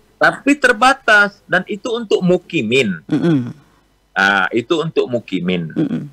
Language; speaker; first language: Indonesian; non-native, local second language; Achinese